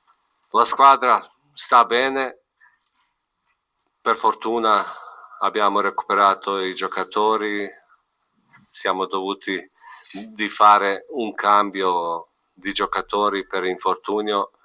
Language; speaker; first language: Italian; non-native, fluent; Bosnian